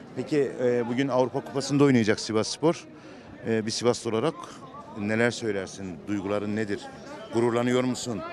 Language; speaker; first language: Turkish; native; Turkish